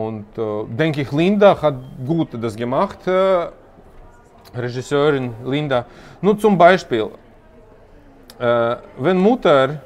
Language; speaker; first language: German; non-native, learner; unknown